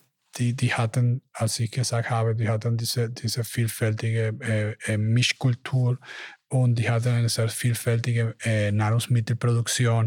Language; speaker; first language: German; non-native, learner; Spanish